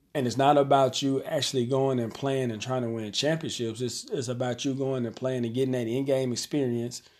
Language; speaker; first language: English; native; English